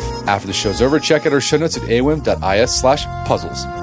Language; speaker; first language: English; native; English